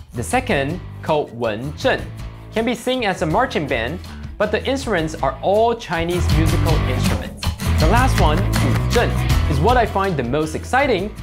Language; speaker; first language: English; non-native, fluent; Chinese